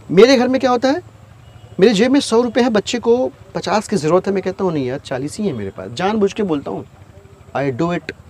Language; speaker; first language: Hindi; native; Hindi